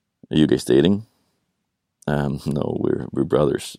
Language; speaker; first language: English; non-native, fluent; Swedish